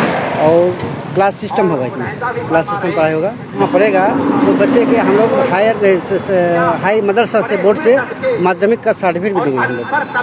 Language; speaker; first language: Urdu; non-native, local second language; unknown